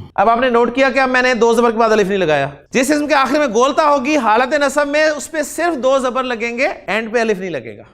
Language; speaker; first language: Urdu; non-native, local second language; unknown